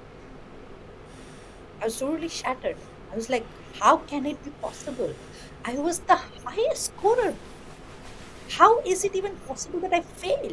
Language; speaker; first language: English; non-native, local second language; Bangla